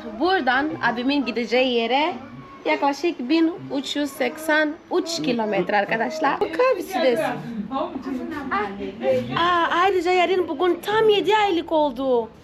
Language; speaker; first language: Turkish; non-native, fluent; Portuguese